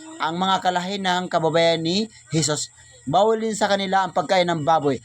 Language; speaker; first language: Filipino; non-native, local second language; Maranao